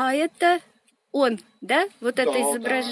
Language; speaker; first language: Russian; native; Russian